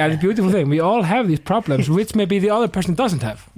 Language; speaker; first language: English; non-native, fluent; Icelandic